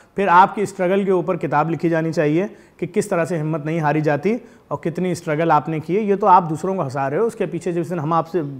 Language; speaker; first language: Urdu; native; Urdu